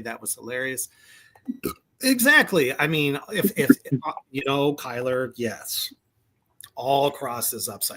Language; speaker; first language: English; native; English